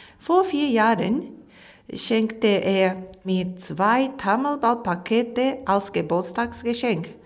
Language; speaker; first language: German; non-native, learner; Japanese